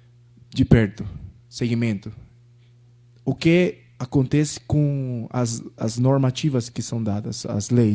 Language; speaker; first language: Portuguese; non-native, fluent; Spanish